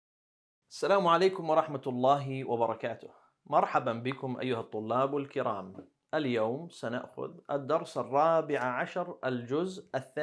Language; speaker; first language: Arabic; non-native, fluent; English